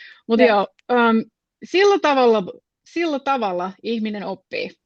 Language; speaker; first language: Finnish; non-native, fluent; English